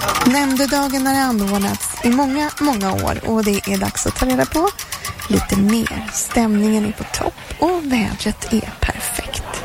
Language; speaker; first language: Swedish; native; Swedish